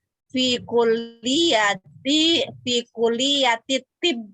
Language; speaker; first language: Arabic; non-native, learner; Indonesian